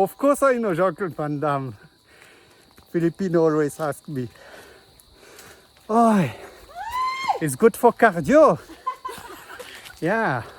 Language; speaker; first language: English; non-native, learner; French